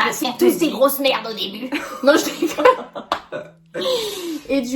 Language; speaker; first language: French; native; French